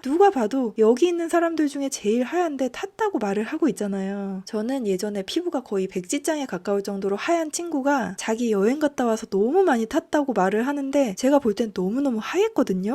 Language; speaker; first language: Korean; native; Korean